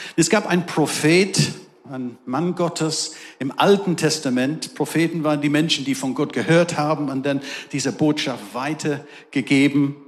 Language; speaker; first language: German; non-native, fluent; English